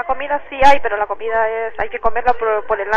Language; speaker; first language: Spanish; native; Spanish